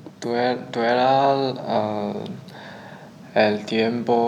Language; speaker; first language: Spanish; non-native, learner; Chinese